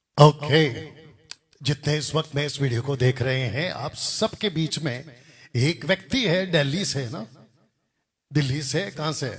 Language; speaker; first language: Hindi; non-native, local second language; Telugu